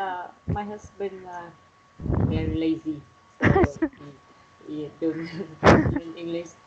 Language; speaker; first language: English; non-native, learner; Vietnamese